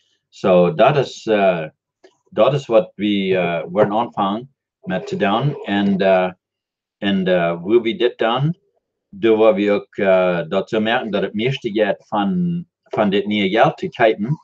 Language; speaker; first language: German; non-native, learner; Dutch